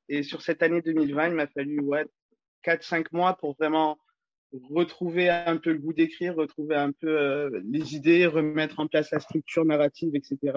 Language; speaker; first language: French; native; French